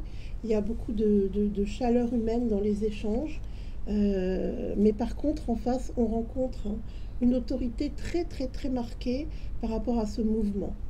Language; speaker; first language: French; native; French